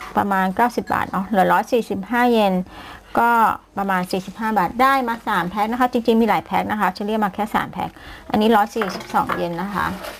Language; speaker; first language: Thai; native; Thai